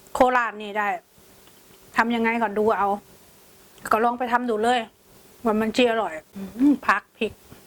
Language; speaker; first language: Thai; native; Thai